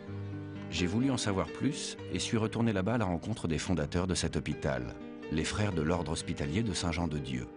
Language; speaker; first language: French; native; French